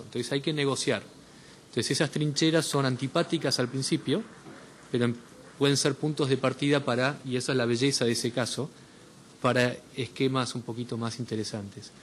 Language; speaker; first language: Spanish; native; Spanish